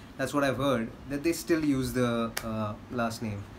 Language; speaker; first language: English; non-native, local second language; Hindi